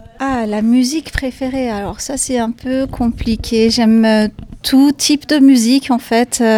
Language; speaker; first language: French; non-native, fluent; Kurdish